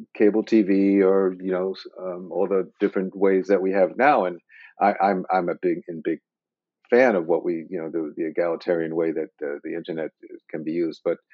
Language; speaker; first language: English; native; English